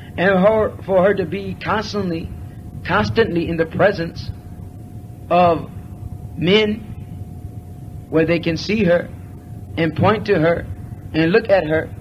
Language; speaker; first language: English; native; English